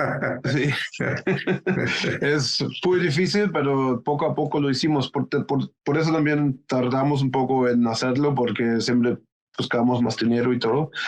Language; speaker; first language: Spanish; non-native, fluent; German